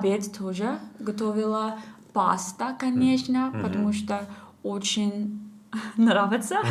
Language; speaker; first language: Russian; non-native, learner; English